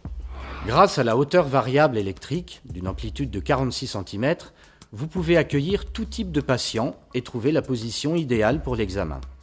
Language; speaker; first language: French; native; French